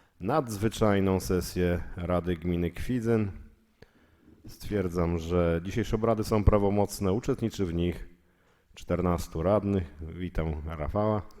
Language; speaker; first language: Polish; native; Polish